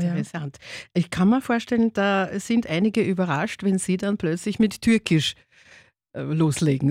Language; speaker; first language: German; native; German